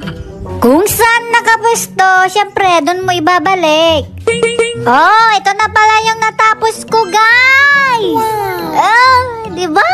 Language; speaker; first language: Filipino; non-native, local second language; Iloko